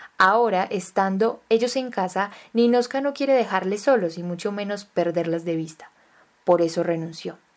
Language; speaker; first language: Spanish; native; Spanish